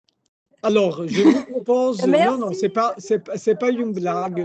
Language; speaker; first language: French; non-native, fluent; Italian